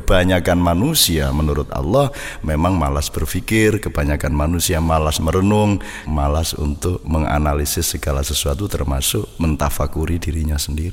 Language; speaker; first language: Indonesian; non-native, local second language; Javanese